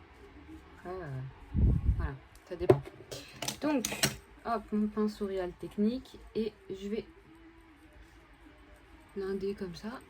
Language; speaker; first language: French; native; French